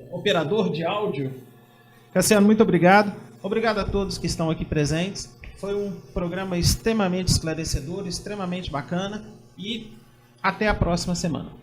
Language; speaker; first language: Portuguese; native; Portuguese